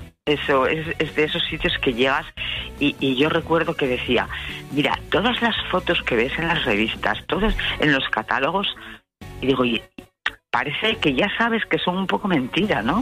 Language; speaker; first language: Spanish; native; Spanish